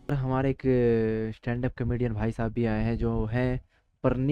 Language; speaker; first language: Hindi; native; Hindi